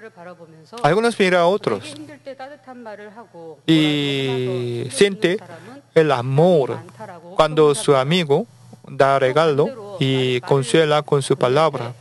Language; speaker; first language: Spanish; non-native, learner; Korean